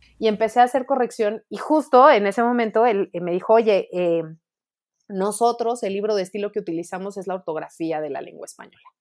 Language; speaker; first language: Spanish; native; Spanish